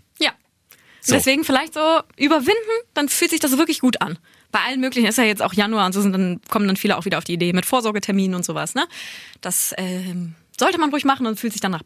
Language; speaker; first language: German; native; German